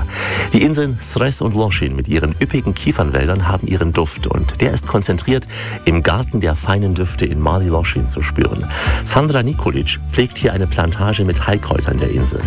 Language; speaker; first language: German; native; German